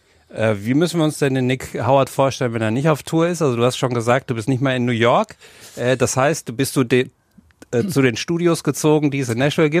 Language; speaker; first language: German; native; German